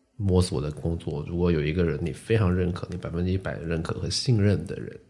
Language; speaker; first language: Chinese; non-native, local second language; Min Nan Chinese